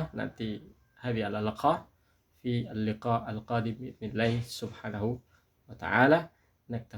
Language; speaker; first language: Arabic; non-native, fluent; Indonesian